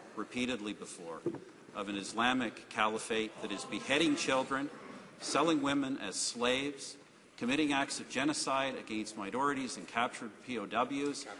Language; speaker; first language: English; native; English